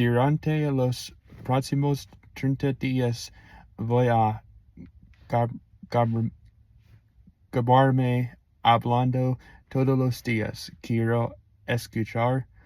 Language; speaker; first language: Spanish; non-native, learner; English